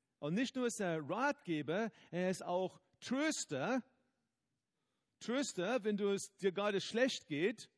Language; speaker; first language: German; non-native, fluent; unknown